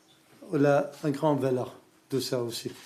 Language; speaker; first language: French; non-native, learner; Arabic